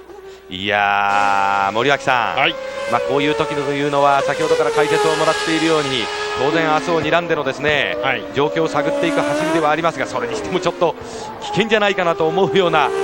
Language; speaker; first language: Japanese; native; Japanese